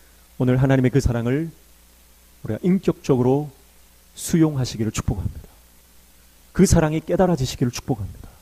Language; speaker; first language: Korean; native; Korean